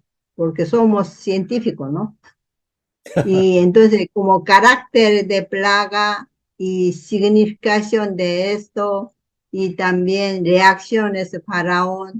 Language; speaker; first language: Spanish; non-native, learner; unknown